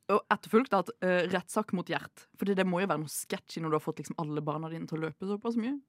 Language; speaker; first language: Norwegian; native; Norwegian